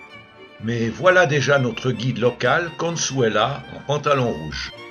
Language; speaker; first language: French; native; French